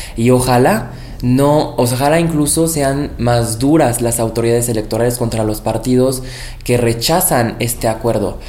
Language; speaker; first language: Spanish; non-native, fluent; French